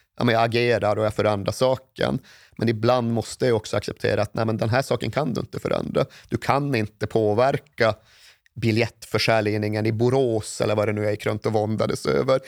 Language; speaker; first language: Swedish; native; Swedish